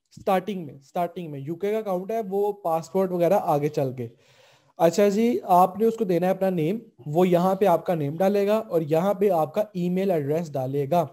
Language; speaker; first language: Urdu; non-native, local second language; Punjabi